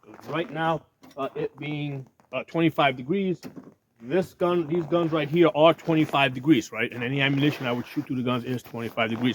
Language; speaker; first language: English; native; English